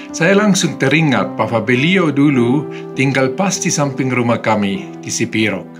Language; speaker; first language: Indonesian; non-native, fluent; Swiss German